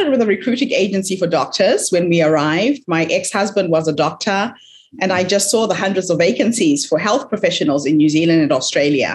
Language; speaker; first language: English; non-native, local second language; Shona